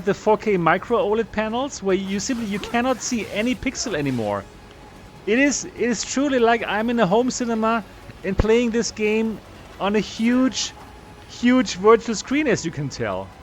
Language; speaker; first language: English; non-native, fluent; German